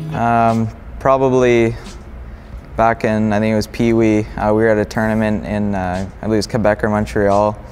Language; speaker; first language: English; native; English